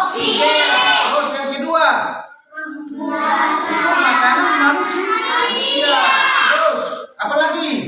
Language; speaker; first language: Indonesian; native; Indonesian